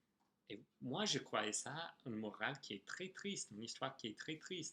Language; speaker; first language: French; non-native, fluent; English